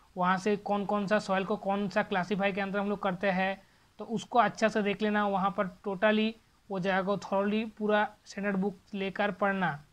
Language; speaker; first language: Hindi; non-native, local second language; Bangla